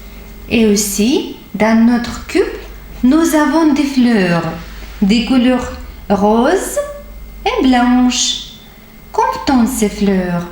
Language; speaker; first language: French; non-native, fluent; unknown